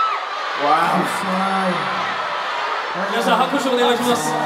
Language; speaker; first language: Japanese; non-native, learner; Korean